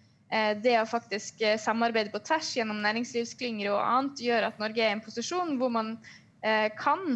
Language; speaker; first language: Norwegian; native; Norwegian